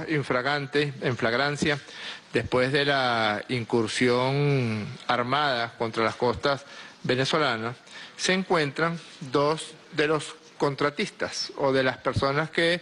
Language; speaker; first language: Spanish; native; Spanish